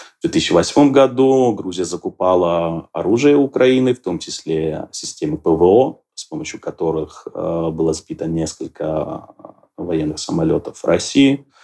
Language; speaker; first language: Russian; non-native, local second language; Georgian